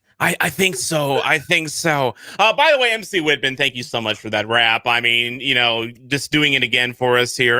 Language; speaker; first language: English; native; English